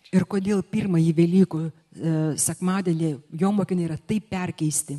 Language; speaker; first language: Lithuanian; native; Lithuanian